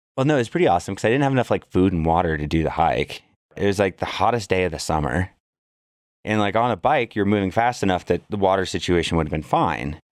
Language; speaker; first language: English; native; English